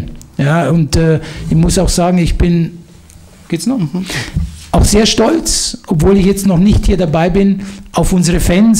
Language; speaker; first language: German; non-native, fluent; Italian